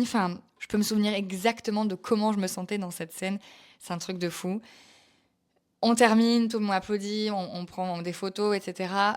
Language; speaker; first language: French; native; French